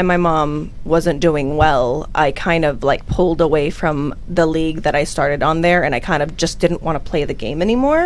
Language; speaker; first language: English; non-native, local second language; Filipino